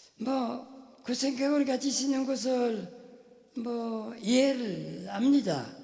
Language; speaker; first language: Korean; non-native, fluent; French